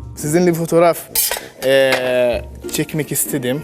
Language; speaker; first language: Turkish; non-native, learner; Arabic